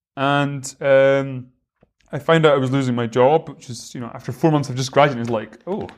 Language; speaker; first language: English; native; English